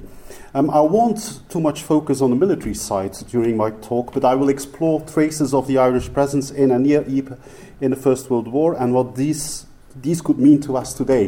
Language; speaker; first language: English; non-native, fluent; Dutch